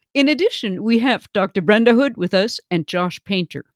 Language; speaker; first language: English; non-native, fluent; German